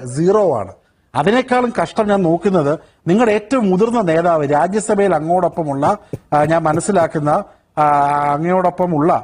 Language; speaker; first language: Malayalam; native; Malayalam